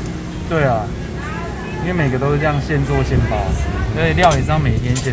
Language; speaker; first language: Chinese; native; Chinese